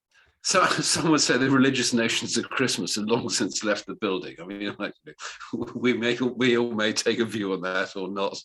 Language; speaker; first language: English; native; English